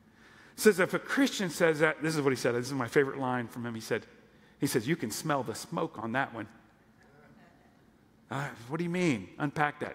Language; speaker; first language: English; native; English